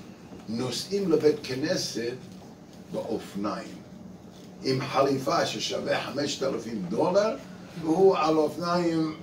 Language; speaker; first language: Hebrew; non-native, fluent; English